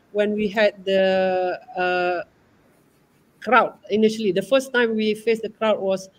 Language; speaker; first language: English; non-native, local second language; Malay